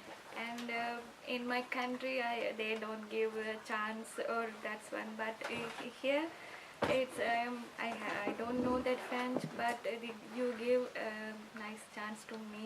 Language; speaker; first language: English; non-native, learner; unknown